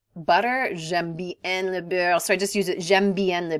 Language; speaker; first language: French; non-native, fluent; English